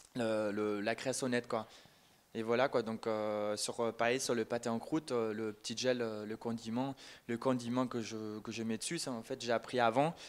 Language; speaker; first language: French; non-native, fluent; German